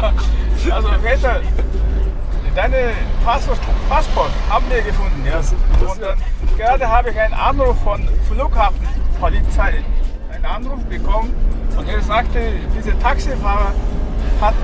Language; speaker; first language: German; non-native, fluent; Mongolian